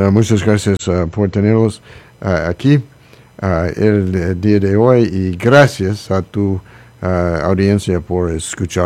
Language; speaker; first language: Spanish; non-native, learner; English